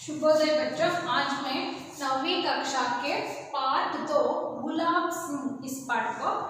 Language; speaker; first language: Hindi; non-native, local second language; Kannada